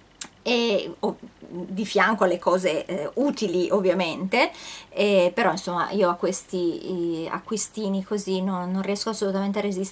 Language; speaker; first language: Italian; native; Italian